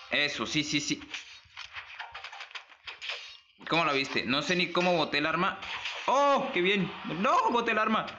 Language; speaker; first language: Spanish; native; Spanish